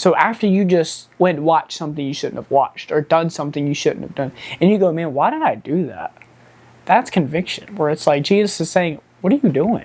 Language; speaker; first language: English; native; English